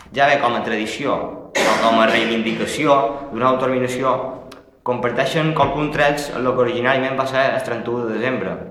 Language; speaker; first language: Catalan; native; Catalan